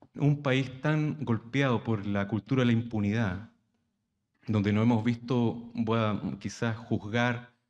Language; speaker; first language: Spanish; native; Spanish